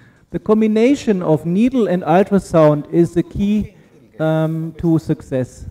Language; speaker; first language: English; non-native, fluent; German